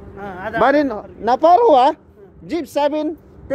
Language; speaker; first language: Arabic; non-native, learner; Cebuano